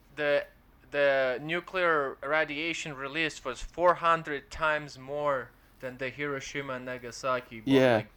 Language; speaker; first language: English; non-native, fluent; Ukrainian